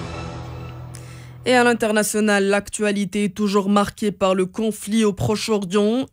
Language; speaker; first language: French; non-native, local second language; Arabic